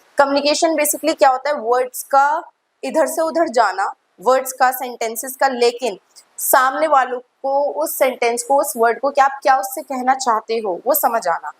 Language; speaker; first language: Hindi; native; Hindi